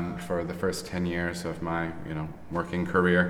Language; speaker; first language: English; native; English